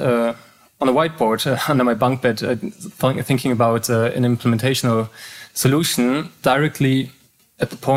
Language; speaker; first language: English; non-native, fluent; German